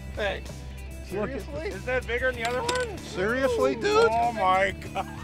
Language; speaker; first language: English; native; English